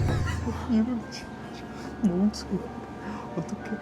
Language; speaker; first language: Korean; non-native, learner; Chinese